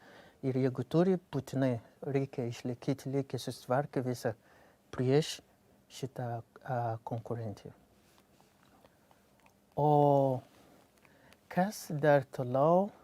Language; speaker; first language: Lithuanian; non-native, learner; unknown